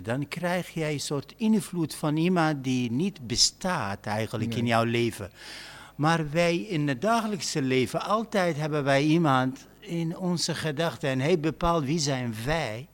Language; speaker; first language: Dutch; non-native, fluent; Arabic